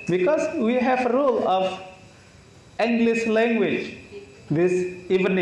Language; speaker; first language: English; non-native, learner; Indonesian